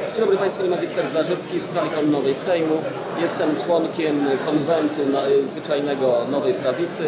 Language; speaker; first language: Polish; native; Polish